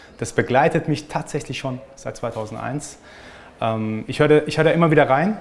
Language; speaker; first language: German; native; German